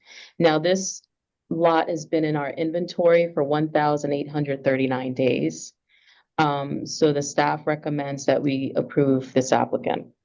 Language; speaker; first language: English; native; English